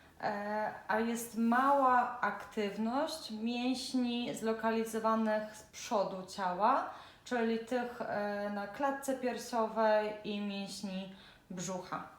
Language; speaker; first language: Polish; native; Polish